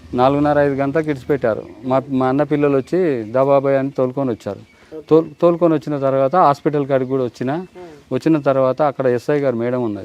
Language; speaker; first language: Telugu; native; Telugu